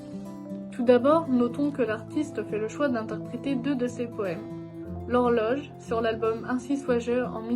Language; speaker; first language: French; native; French